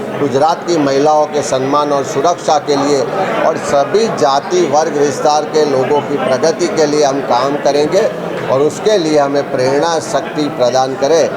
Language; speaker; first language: Hindi; non-native, local second language; Gujarati